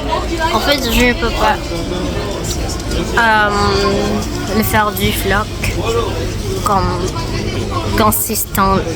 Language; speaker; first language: French; non-native, learner; Indonesian